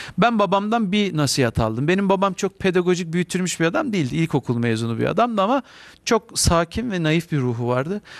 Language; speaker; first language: Turkish; native; Turkish